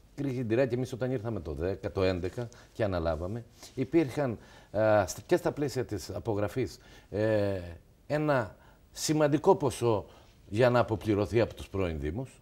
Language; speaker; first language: Greek; native; Greek